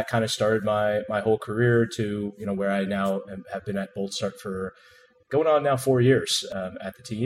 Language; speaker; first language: English; native; English